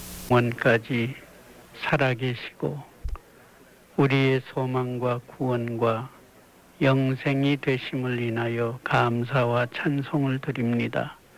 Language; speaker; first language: Korean; native; Korean